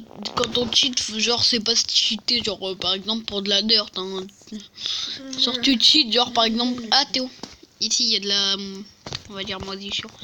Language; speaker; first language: French; native; French